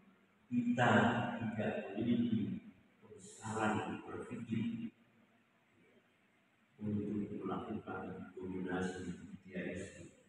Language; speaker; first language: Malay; non-native, local second language; Javanese